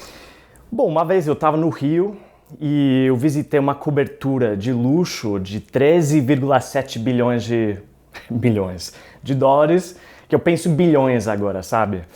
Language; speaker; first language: Portuguese; non-native, fluent; English